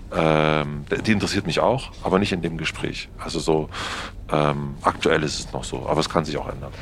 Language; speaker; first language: German; native; German